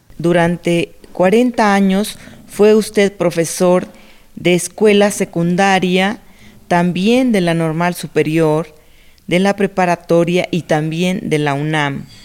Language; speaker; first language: Spanish; native; Spanish